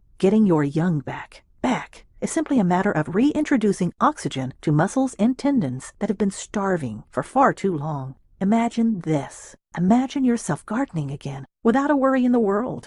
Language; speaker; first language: English; native; English